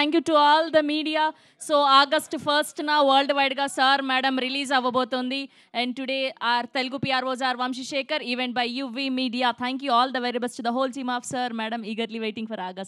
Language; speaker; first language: Telugu; native; Telugu